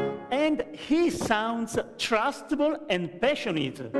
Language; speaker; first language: English; non-native, fluent; Italian